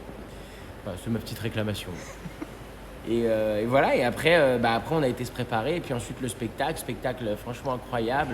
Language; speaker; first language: French; native; French